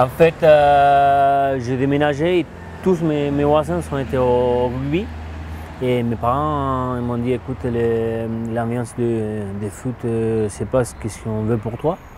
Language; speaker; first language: French; non-native, fluent; Spanish